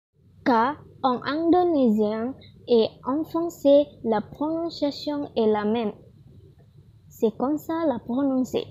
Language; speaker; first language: French; non-native, learner; Indonesian